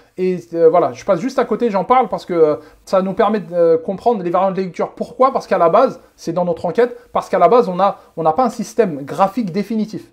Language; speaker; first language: French; native; French